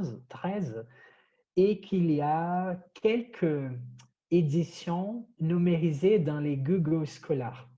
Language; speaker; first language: French; non-native, fluent; Portuguese